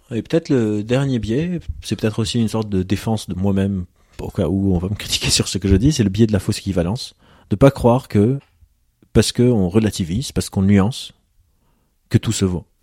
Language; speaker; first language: French; non-native, local second language; Arabic